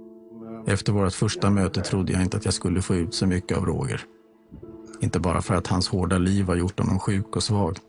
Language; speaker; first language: Swedish; native; Swedish